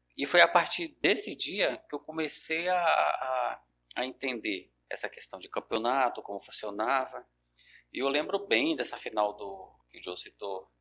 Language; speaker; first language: Portuguese; native; Portuguese